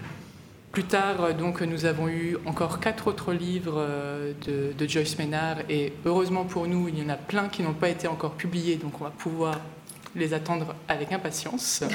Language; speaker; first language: French; native; French